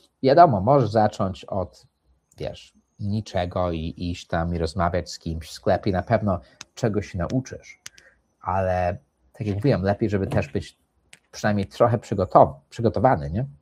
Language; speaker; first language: Polish; early bilingual, heritage; English